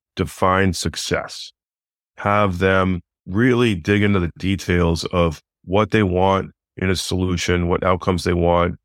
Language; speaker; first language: English; native; English